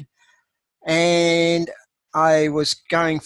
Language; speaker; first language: English; native; English